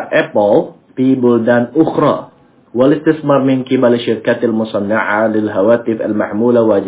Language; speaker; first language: Arabic; non-native, fluent; Indonesian